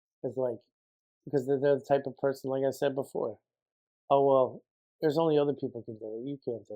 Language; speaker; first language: English; native; English